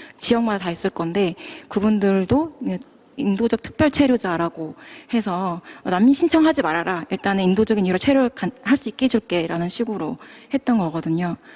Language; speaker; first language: Korean; native; Korean